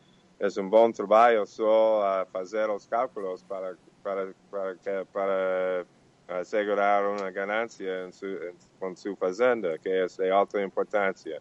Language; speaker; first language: Portuguese; non-native, learner; Spanish